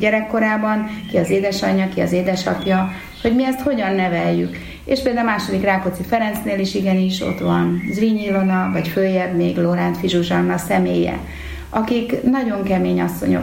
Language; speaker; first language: Hungarian; native; Hungarian